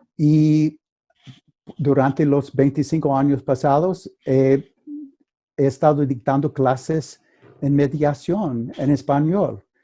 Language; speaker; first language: Spanish; non-native, fluent; English